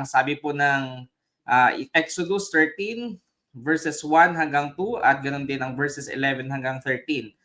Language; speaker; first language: Filipino; native; Filipino